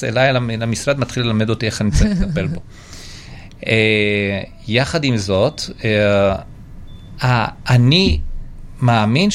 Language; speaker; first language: Hebrew; non-native, fluent; Georgian